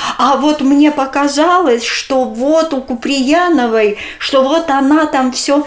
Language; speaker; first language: Russian; native; Russian